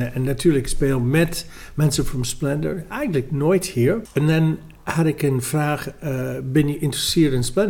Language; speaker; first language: Dutch; non-native, fluent; English